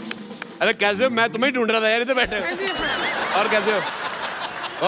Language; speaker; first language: Hindi; native; Hindi